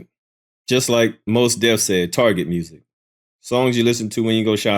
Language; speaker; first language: English; native; English